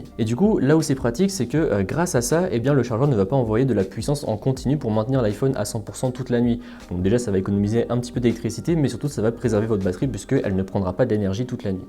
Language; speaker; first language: French; native; French